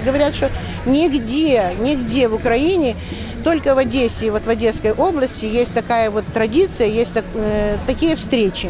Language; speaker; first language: Russian; native; Russian